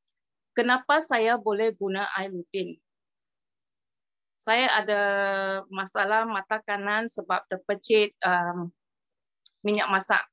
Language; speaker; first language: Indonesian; non-native, local second language; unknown